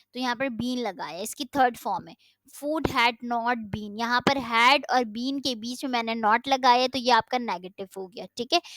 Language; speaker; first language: Urdu; native; Urdu